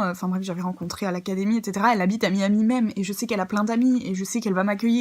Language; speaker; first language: French; native; French